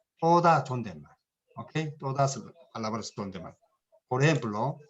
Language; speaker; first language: Spanish; non-native, learner; Korean